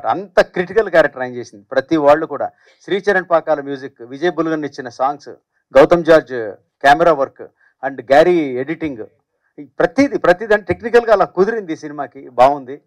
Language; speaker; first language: Telugu; native; Telugu